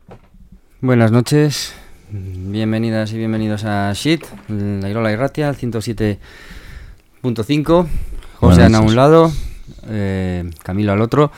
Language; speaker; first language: Spanish; native; Spanish